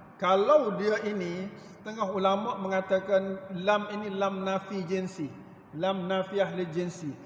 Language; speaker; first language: Malay; native; Malay